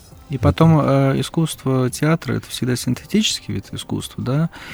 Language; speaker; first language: Russian; native; Russian